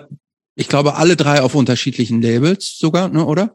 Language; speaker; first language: German; native; German